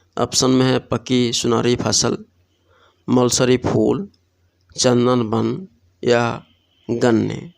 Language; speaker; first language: Hindi; non-native, local second language; Odia